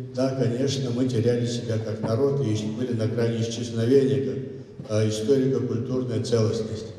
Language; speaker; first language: Russian; non-native, local second language; Kazakh